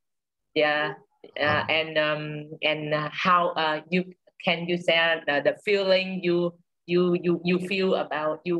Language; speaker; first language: English; non-native, learner; Vietnamese